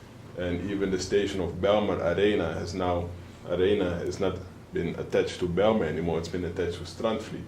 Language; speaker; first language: English; non-native, fluent; Dutch